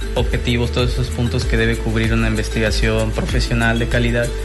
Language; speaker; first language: Spanish; native; Spanish